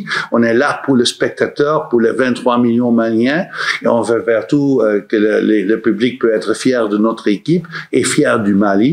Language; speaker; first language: French; non-native, learner; Dutch